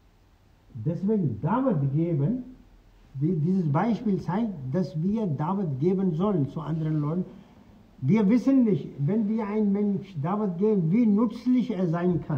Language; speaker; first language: German; non-native, fluent; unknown